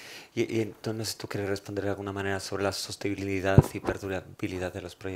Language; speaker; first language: Spanish; native; Spanish